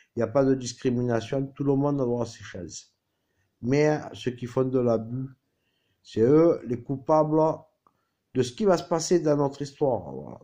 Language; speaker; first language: French; native; French